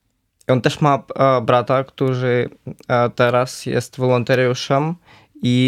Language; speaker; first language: Polish; non-native, learner; Ukrainian